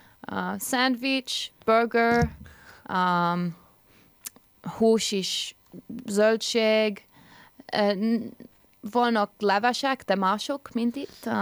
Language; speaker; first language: Hungarian; early bilingual, heritage; English